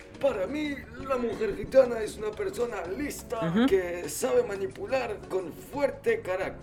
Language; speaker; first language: Spanish; non-native, learner; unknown